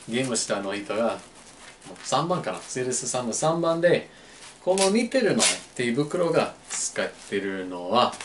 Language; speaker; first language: Japanese; non-native, learner; English